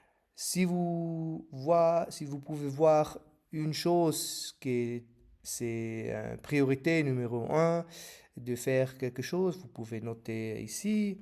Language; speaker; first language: French; non-native, learner; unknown